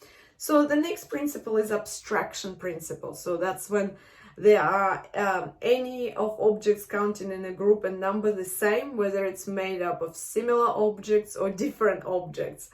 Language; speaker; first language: English; non-native, fluent; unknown